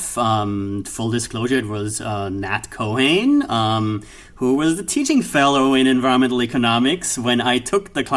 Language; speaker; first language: English; non-native, fluent; German